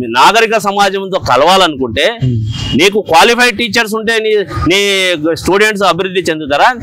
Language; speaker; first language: Telugu; non-native, local second language; Lambadi